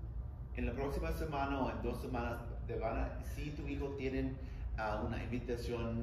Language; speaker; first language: Spanish; non-native, learner; English